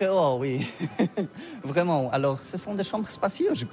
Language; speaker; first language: French; non-native, learner; Polish